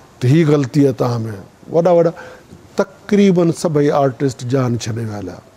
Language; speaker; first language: Sindhi; native; Sindhi